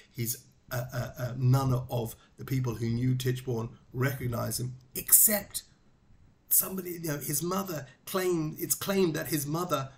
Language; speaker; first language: English; native; English